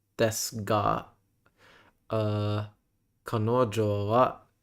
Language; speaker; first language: Japanese; non-native, learner; English